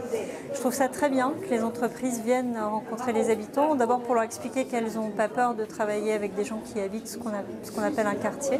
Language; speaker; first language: French; native; French